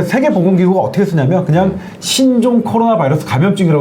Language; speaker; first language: Korean; native; Korean